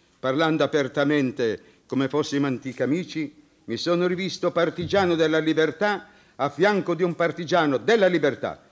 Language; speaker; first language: Italian; native; Italian